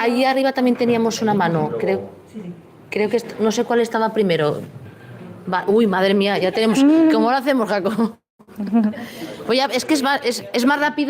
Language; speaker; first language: Spanish; native; Spanish